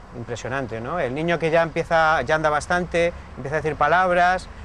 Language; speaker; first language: Spanish; native; Spanish